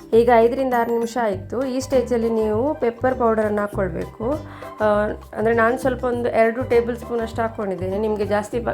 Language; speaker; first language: Kannada; non-native, local second language; Tulu